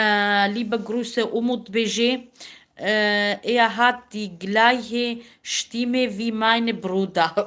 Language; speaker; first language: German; non-native, learner; Kurdish